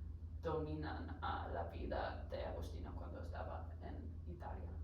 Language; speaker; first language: Spanish; non-native, learner; English